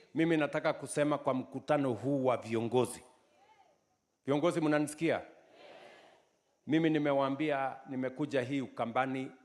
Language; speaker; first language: Swahili; non-native, local second language; Kalenjin